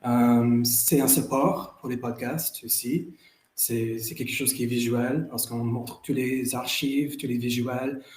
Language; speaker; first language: French; non-native, fluent; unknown